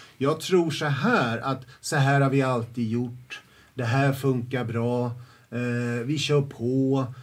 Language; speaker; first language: Swedish; native; Swedish